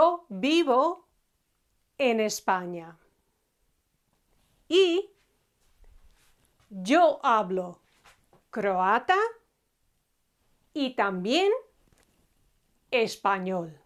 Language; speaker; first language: Spanish; non-native, fluent; Croatian